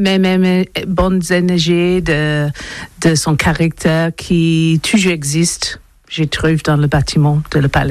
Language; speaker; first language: French; non-native, learner; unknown